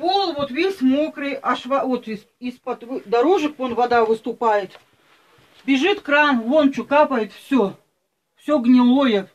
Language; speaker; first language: Russian; native; Russian